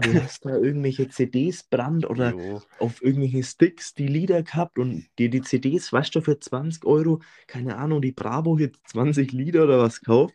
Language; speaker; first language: German; native; German